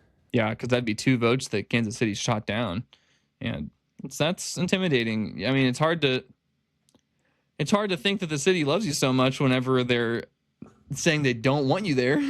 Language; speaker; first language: English; native; English